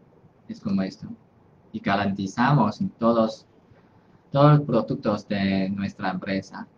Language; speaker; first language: Spanish; non-native, fluent; Chinese